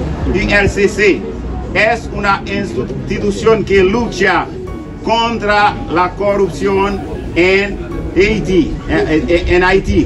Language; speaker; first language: Spanish; non-native, learner; Haitian Creole